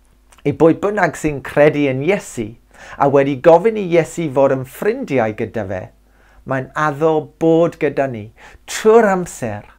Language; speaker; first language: Welsh; non-native, local second language; English